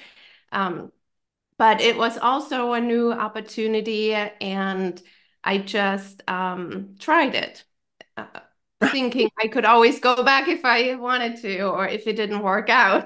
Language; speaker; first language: English; non-native, fluent; German